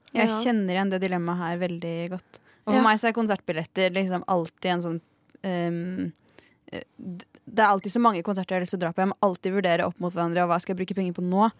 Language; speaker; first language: Norwegian; native; Norwegian